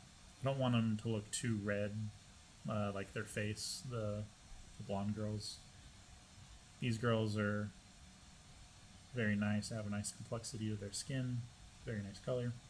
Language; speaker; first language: English; native; English